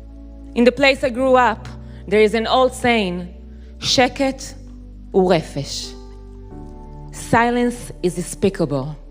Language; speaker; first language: English; non-native, fluent; Hebrew